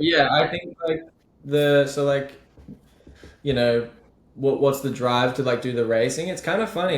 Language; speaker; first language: English; native; English